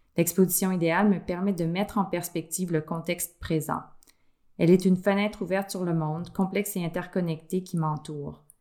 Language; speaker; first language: French; native; French